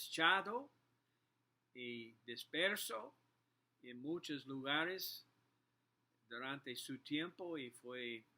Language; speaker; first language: Spanish; non-native, learner; English